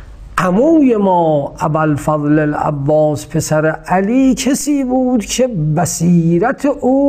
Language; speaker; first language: Persian; native; Persian